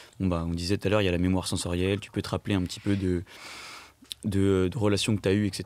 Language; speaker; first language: French; native; French